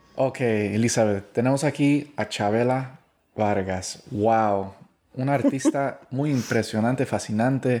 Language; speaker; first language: Spanish; early bilingual, heritage; Spanish